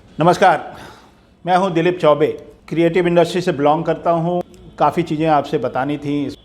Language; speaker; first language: Hindi; native; Hindi